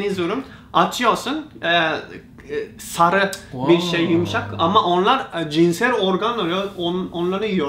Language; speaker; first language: Turkish; non-native, learner; Japanese